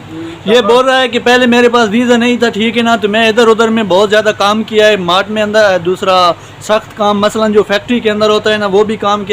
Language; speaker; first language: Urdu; non-native, local second language; Punjabi